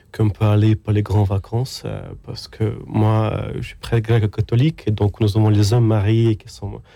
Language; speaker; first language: French; non-native, fluent; Ukrainian